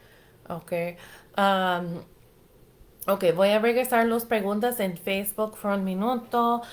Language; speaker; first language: Spanish; non-native, fluent; English